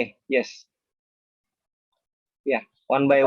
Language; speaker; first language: English; non-native, fluent; Indonesian